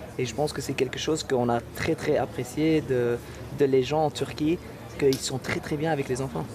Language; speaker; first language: French; non-native, local second language; Dutch